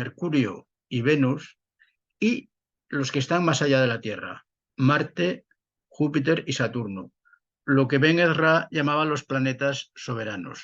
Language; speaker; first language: Spanish; native; Spanish